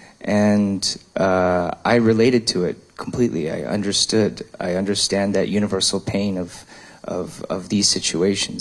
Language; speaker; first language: English; early bilingual, other home language; Korean